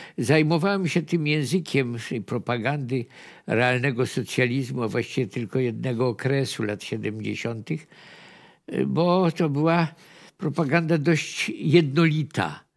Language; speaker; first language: Polish; native; Polish